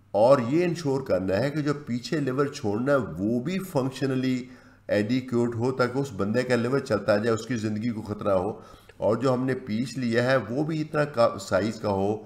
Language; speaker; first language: Urdu; native; Urdu